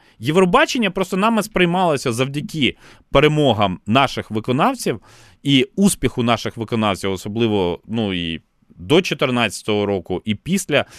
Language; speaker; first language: Ukrainian; non-native, local second language; Russian